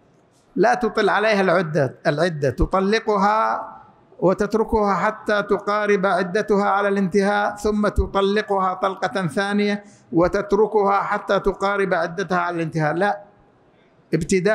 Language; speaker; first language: Arabic; native; Arabic